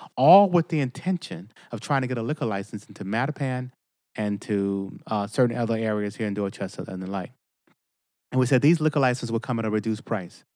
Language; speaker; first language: English; native; English